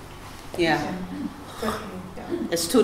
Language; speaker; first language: German; non-native, fluent; English